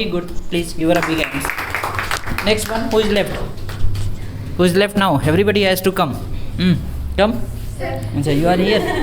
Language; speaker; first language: English; non-native, fluent; Hindi